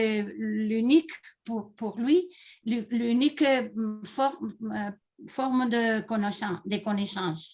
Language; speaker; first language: French; non-native, learner; Spanish